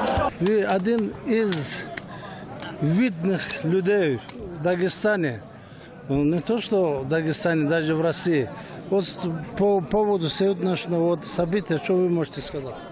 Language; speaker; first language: Russian; non-native, local second language; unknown